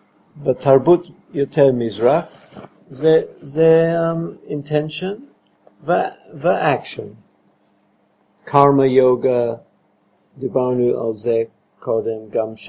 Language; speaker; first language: Hebrew; non-native, fluent; English